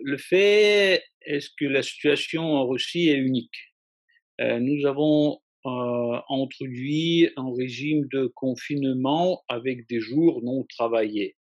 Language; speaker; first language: French; non-native, fluent; Russian